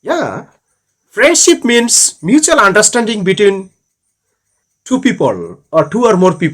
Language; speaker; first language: English; non-native, learner; Bangla